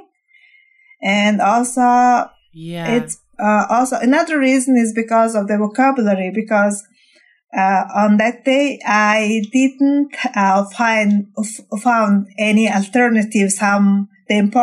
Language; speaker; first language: English; non-native, fluent; Mongolian